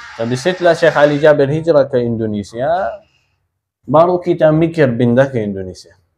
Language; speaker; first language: Indonesian; non-native, fluent; Arabic